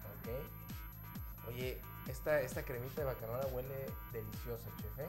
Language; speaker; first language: Spanish; native; Spanish